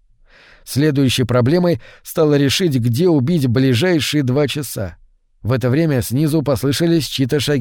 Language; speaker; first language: Russian; native; Russian